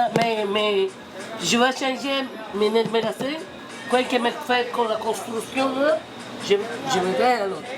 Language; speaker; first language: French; non-native, learner; Spanish